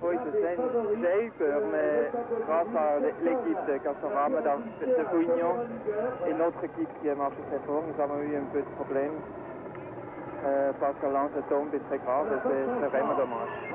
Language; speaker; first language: French; non-native, learner; German